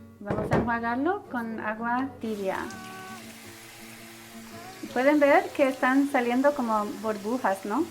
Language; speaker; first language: Spanish; early bilingual, heritage; Spanish